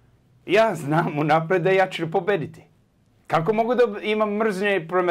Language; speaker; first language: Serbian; early bilingual, heritage; English